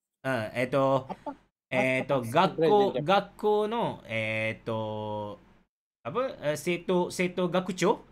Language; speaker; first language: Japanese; non-native, fluent; Malay